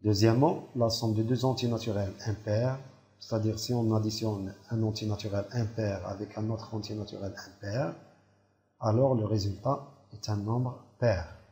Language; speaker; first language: French; non-native, local second language; Arabic